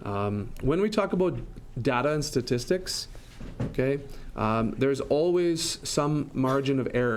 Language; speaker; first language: English; native; English